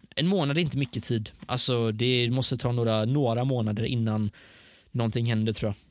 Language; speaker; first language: Swedish; early bilingual, other home language; Persian